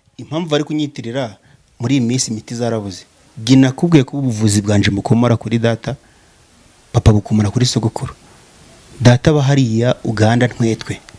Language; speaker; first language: Kinyarwanda; native; Kinyarwanda